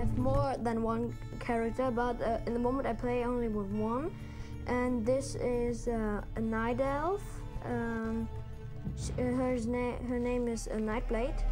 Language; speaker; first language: English; non-native, learner; German